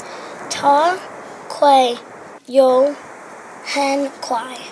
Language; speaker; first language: Chinese; non-native, learner; English